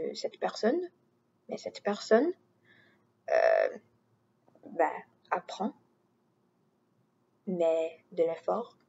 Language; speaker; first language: French; non-native, learner; English